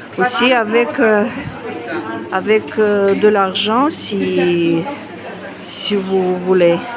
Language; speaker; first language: French; non-native, fluent; Russian